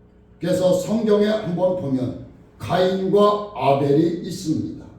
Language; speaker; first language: Korean; native; Korean